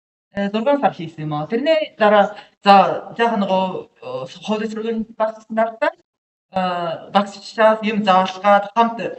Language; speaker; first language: Mongolian; non-native, learner; Japanese